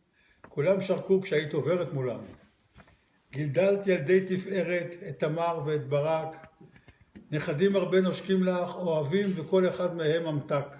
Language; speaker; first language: Hebrew; native; Hebrew